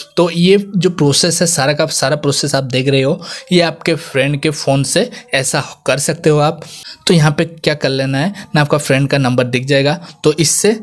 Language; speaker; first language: Hindi; native; Hindi